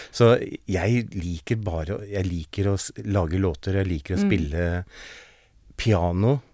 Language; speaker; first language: Norwegian; native; Norwegian